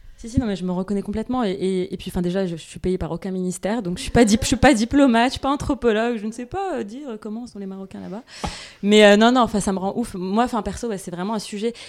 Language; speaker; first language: French; non-native, local second language; Arabic